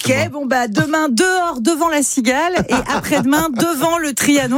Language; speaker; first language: French; native; French